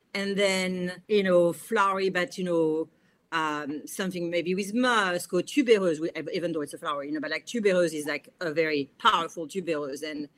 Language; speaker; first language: English; non-native, fluent; French